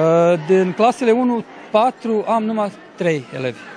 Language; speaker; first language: Romanian; early bilingual, heritage; Romanian